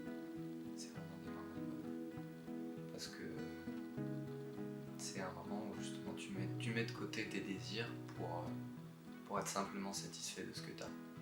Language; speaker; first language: French; native; French